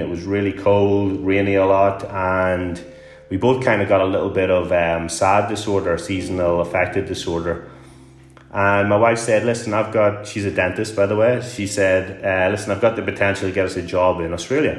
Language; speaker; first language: English; native; English